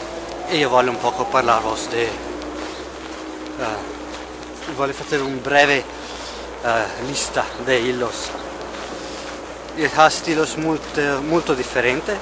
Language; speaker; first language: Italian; non-native, learner; Russian